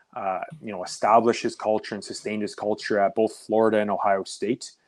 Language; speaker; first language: English; native; English